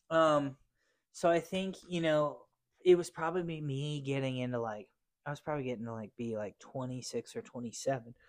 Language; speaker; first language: English; native; English